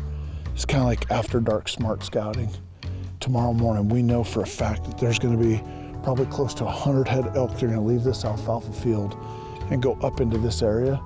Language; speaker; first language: English; native; English